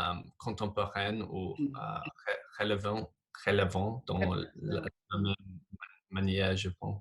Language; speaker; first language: French; non-native, fluent; English